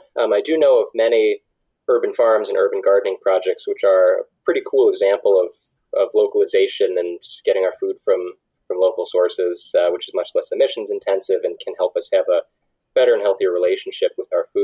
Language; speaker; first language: English; native; English